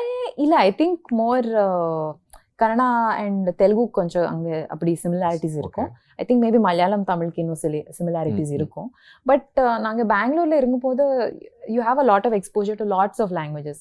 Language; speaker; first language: Tamil; non-native, local second language; Kannada